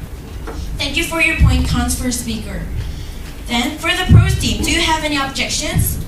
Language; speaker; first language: English; non-native, fluent; Korean